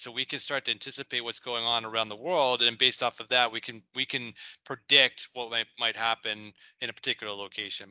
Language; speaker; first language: English; native; English